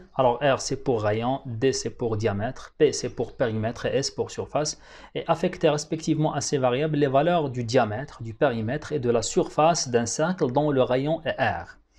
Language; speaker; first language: French; non-native, local second language; Arabic